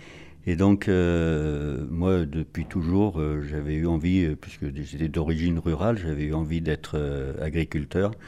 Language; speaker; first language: French; native; French